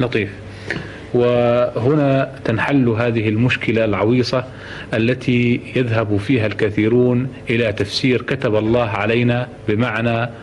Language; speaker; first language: Arabic; native; Arabic